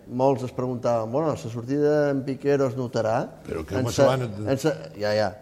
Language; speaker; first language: Catalan; native; Catalan